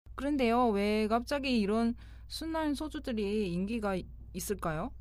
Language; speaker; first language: Korean; non-native, fluent; Chinese